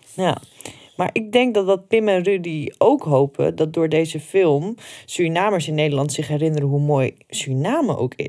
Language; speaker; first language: Dutch; native; Dutch